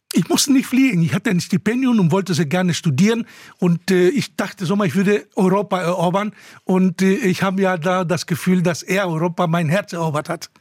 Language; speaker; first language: German; non-native, fluent; Spanish